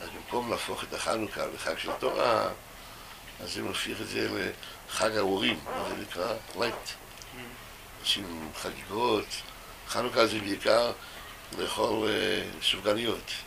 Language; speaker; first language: Hebrew; non-native, fluent; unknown